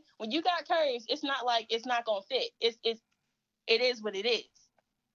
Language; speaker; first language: English; native; English